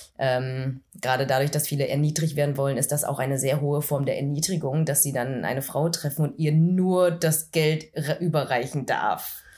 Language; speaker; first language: German; early bilingual, other home language; Vietnamese